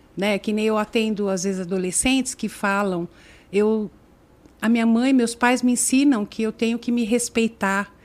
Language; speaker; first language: Portuguese; native; Portuguese